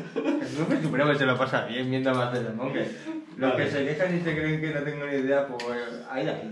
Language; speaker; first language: Spanish; native; Spanish